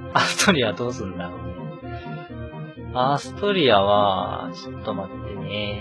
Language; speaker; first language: Japanese; native; Japanese